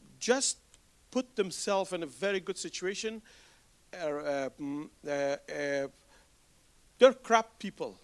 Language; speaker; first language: English; non-native, fluent; Persian